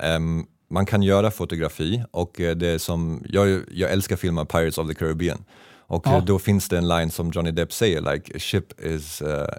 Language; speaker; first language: Swedish; non-native, fluent; German